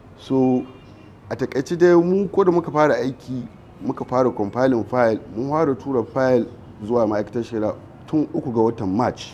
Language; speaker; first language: Hausa; native; Hausa